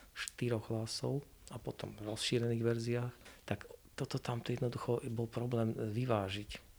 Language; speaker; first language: Slovak; native; Slovak